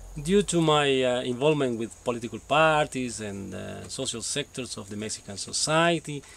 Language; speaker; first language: English; non-native, fluent; Spanish